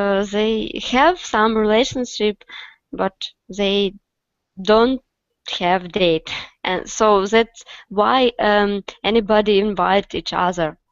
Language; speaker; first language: English; non-native, learner; Russian